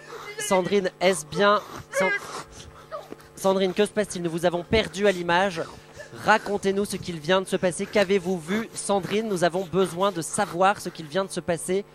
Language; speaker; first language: French; native; French